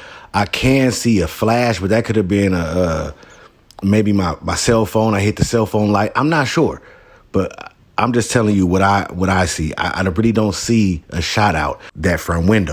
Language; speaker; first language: English; native; English